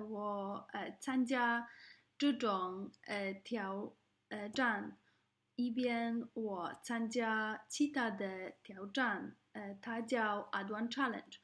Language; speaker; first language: Chinese; non-native, learner; English